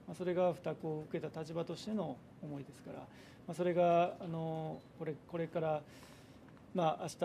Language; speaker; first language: Japanese; native; Japanese